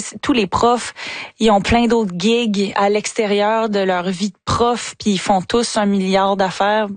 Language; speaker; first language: French; native; French